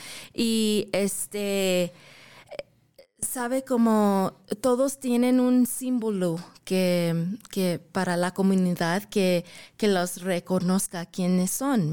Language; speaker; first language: Spanish; early bilingual, heritage; English